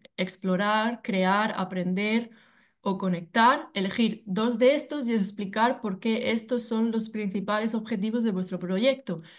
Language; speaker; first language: Spanish; native; Spanish